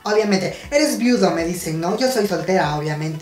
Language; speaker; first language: Spanish; native; Spanish